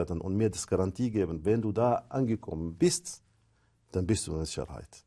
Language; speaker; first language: German; non-native, fluent; Arabic